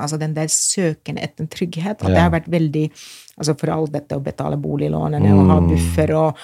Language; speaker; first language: Norwegian; non-native, fluent; Finnish